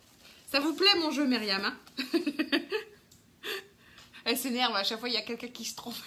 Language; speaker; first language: French; native; French